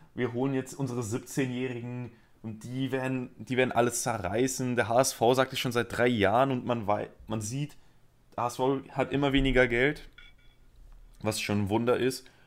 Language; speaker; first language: German; early bilingual, other home language; Spanish